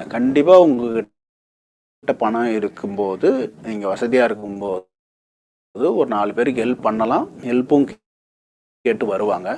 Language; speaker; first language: Tamil; native; Tamil